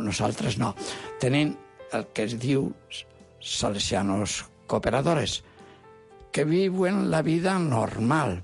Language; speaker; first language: Catalan; non-native, local second language; Spanish